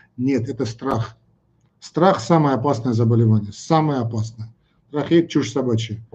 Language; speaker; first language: Russian; non-native, local second language; Armenian